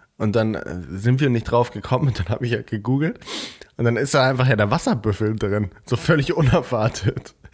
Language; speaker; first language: German; native; German